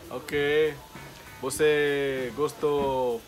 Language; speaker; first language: Portuguese; non-native, learner; Malay